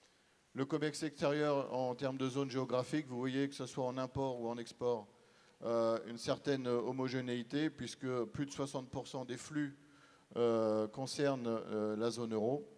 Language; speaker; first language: French; native; French